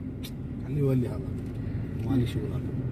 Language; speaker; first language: Arabic; non-native, learner; Hindi